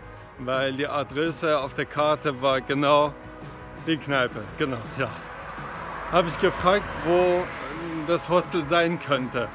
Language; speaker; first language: German; non-native, fluent; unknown